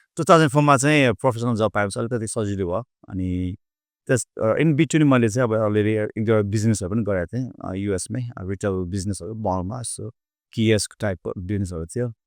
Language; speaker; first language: Nepali; native; Nepali